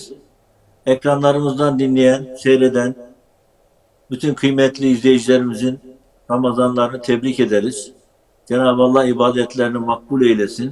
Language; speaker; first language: Turkish; native; Turkish